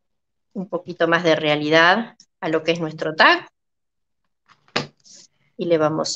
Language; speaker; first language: Spanish; native; Spanish